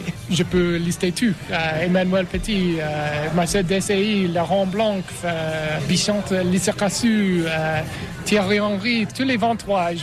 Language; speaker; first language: French; non-native, learner; English